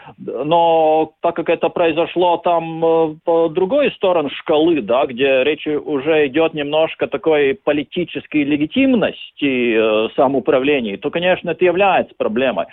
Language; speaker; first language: Russian; non-native, local second language; Latvian